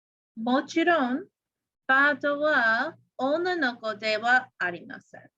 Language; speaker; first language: Japanese; non-native, fluent; English